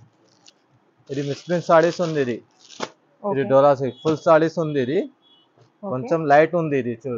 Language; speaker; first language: Telugu; non-native, local second language; Urdu